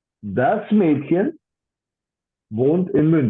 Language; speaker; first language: German; non-native, fluent; English